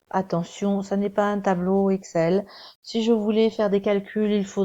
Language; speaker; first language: French; native; French